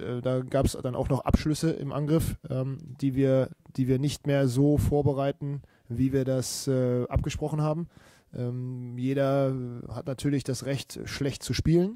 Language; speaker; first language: German; native; German